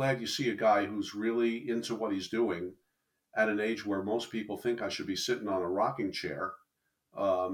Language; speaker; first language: English; native; English